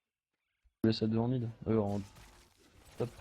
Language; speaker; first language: French; native; French